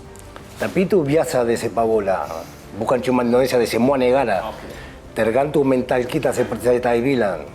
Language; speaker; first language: Indonesian; non-native, fluent; Spanish